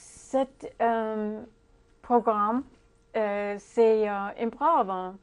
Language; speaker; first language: French; non-native, learner; English